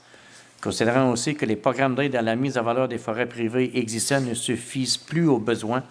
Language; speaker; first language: French; native; French